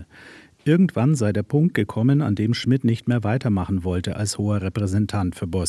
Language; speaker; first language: German; native; German